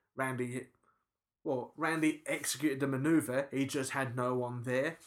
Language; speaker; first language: English; native; English